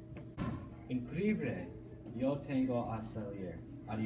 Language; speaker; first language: Spanish; non-native, learner; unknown